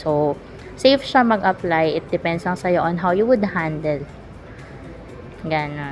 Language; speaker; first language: Filipino; native; Filipino